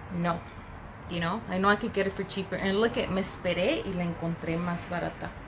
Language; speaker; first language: English; early bilingual, other home language; Spanish